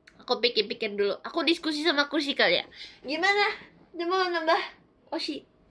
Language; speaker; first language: Indonesian; native; Indonesian